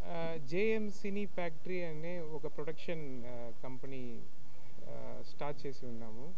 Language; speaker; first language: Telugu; non-native, learner; Tamil